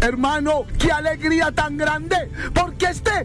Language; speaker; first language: Spanish; native; Spanish